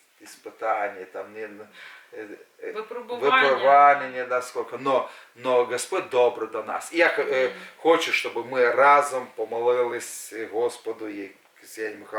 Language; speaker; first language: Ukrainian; non-native, local second language; Russian